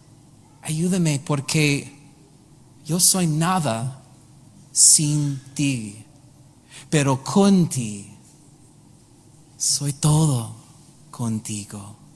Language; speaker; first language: Spanish; non-native, learner; English